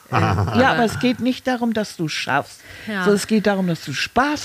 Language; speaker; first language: German; native; German